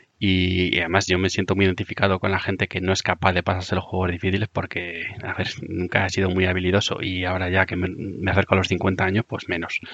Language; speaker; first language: Spanish; native; Spanish